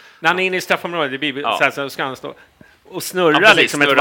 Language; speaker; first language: Swedish; native; Swedish